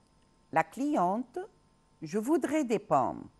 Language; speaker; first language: French; non-native, local second language; Arabic